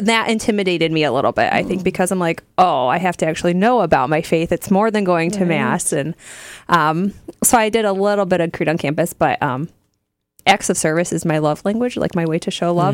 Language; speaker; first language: English; native; English